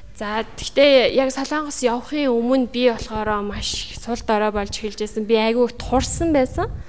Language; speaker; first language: Mongolian; native; Mongolian